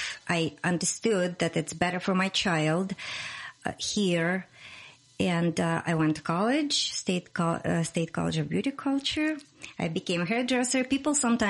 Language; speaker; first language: English; non-native, fluent; Russian